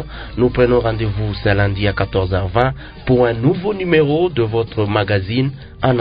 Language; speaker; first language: French; non-native, local second language; Lingala